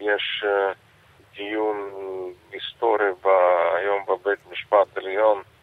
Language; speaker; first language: Hebrew; non-native, fluent; Russian